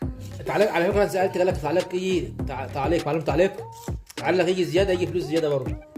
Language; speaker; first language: Arabic; non-native, learner; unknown